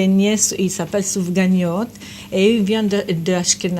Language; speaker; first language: French; non-native, fluent; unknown